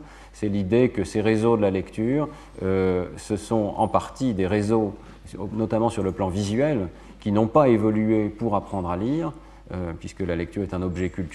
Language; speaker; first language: French; native; French